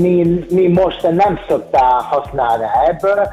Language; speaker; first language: Hungarian; non-native, learner; Chinese